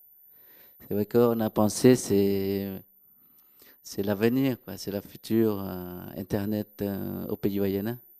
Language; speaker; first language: French; non-native, local second language; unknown